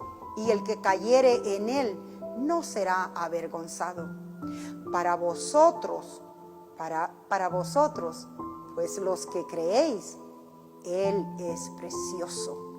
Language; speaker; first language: Spanish; native; Spanish